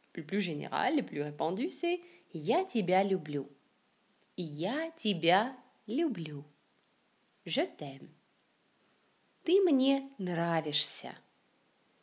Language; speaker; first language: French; non-native, fluent; Russian